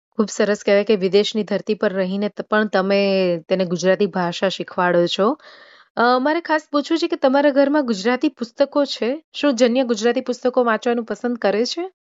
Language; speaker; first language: Gujarati; native; Gujarati